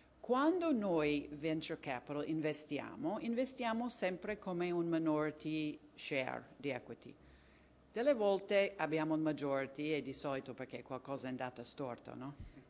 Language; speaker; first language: Italian; non-native, fluent; English